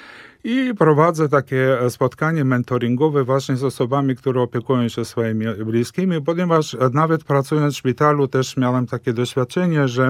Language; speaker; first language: Polish; non-native, fluent; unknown